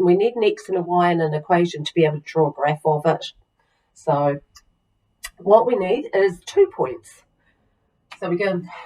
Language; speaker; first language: English; native; English